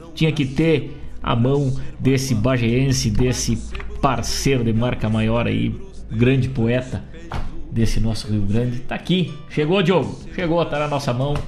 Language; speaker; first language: Portuguese; native; Portuguese